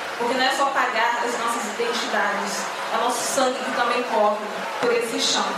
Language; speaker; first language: Portuguese; native; Portuguese